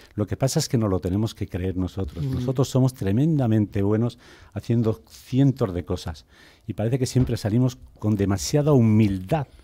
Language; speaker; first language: Spanish; native; Spanish